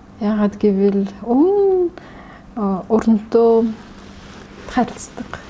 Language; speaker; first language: Mongolian; non-native, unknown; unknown